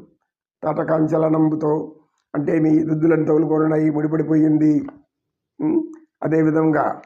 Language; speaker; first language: Telugu; native; Telugu